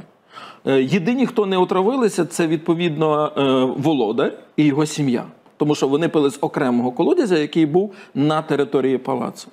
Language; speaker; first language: Ukrainian; native; Ukrainian